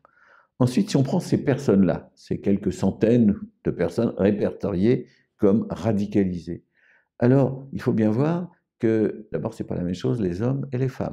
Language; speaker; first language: French; native; French